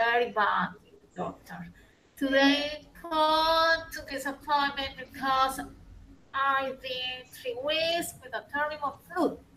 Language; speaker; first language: English; non-native, learner; Spanish